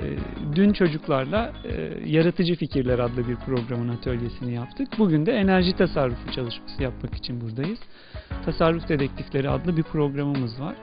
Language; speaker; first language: Turkish; native; Turkish